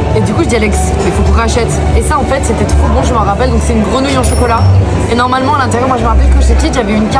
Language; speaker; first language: French; native; French